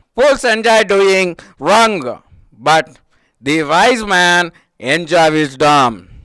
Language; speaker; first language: English; non-native, local second language; Telugu